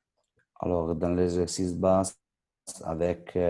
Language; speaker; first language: French; non-native, local second language; Italian